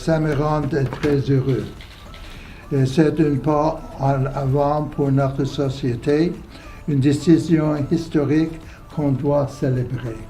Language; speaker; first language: French; non-native, fluent; English